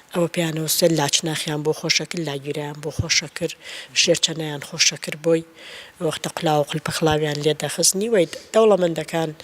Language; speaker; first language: Central Kurdish; non-native, local second language; Gurani